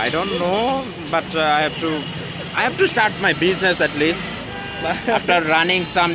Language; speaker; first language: English; non-native, learner; Bangla